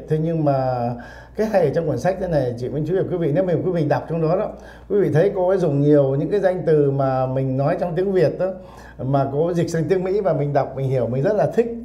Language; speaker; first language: Vietnamese; native; Vietnamese